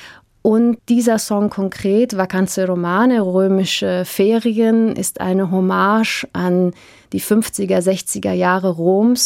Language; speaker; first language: German; early bilingual, heritage; German